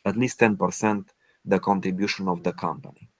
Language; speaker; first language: English; non-native, fluent; Romanian